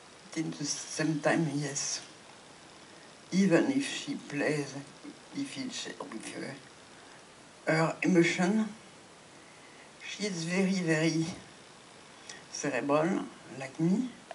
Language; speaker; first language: English; non-native, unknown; French